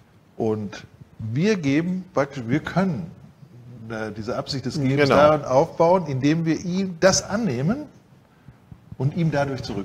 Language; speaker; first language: German; native; German